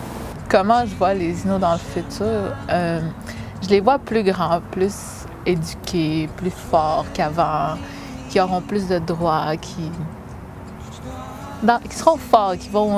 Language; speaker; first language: French; non-native, local second language; Innu-aimun